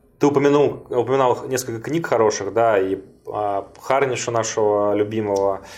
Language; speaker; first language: Russian; native; Russian